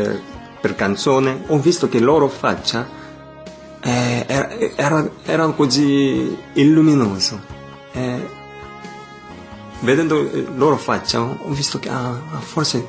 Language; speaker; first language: Italian; non-native, learner; Korean